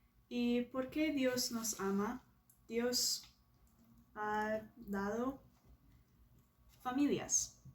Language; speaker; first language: Spanish; non-native, learner; English